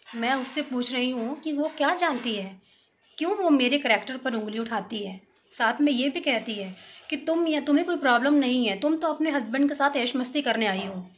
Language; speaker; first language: Hindi; native; Hindi